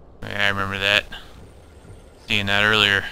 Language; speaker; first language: English; native; English